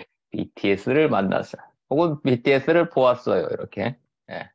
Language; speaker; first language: Korean; native; Korean